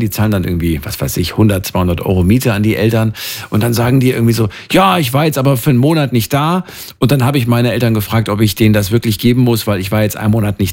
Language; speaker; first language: German; native; German